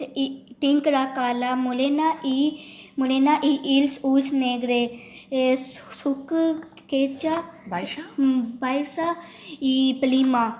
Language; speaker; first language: Catalan; non-native, learner; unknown